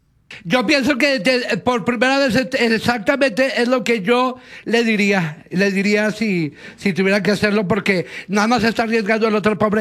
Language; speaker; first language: Spanish; native; Spanish